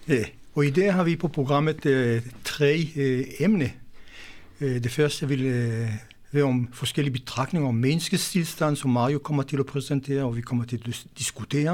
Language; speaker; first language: Danish; non-native, fluent; Hebrew